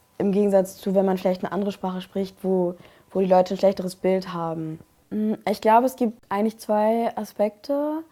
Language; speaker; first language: German; native; German